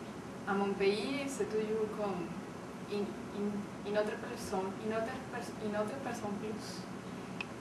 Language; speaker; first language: French; non-native, learner; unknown